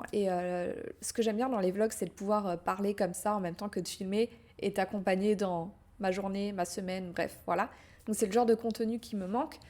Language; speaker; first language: French; native; French